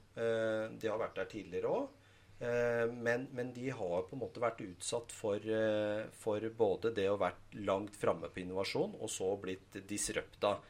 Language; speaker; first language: Norwegian; native; Norwegian